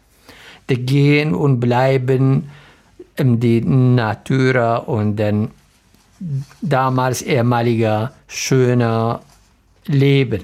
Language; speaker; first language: German; non-native, learner; Arabic